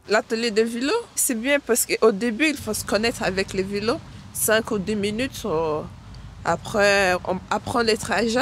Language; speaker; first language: French; non-native, learner; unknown